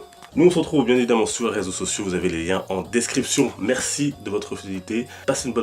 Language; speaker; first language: French; native; French